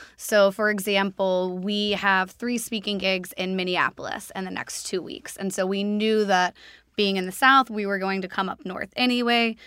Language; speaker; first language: English; native; English